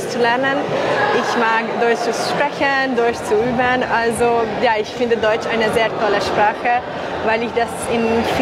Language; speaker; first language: German; non-native, fluent; Hungarian